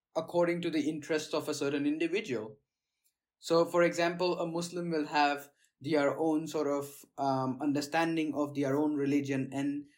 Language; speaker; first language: English; non-native, local second language; Gujarati